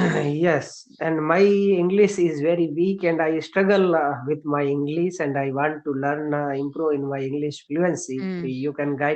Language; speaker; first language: English; non-native, learner; Hindi